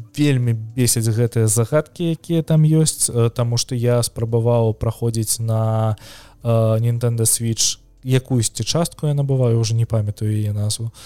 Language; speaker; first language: Belarusian; non-native, local second language; Russian